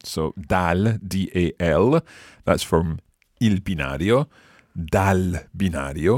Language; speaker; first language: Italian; non-native, fluent; English